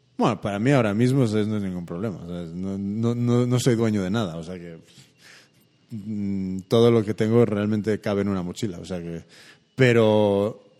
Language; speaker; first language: Spanish; early bilingual, heritage; Spanish